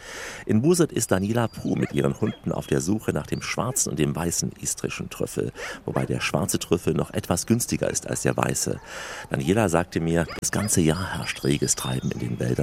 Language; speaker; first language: German; native; German